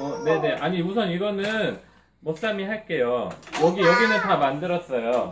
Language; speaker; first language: Korean; native; Korean